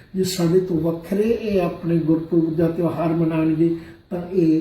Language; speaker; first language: Hindi; non-native, local second language; Punjabi